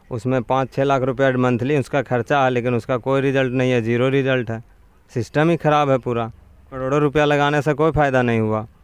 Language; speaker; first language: Hindi; native; Hindi